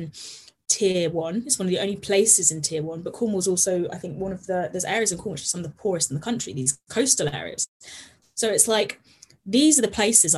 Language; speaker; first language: English; native; English